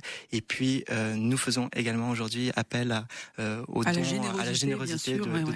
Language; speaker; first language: French; native; French